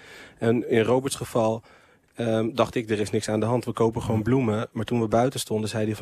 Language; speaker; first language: Dutch; native; Dutch